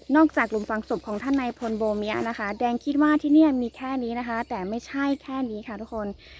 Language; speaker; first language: Thai; non-native, local second language; Karen languages